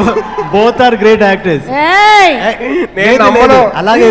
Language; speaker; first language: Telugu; non-native, learner; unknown